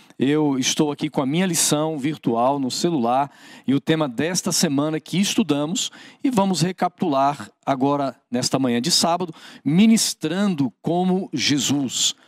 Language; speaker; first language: Portuguese; native; Portuguese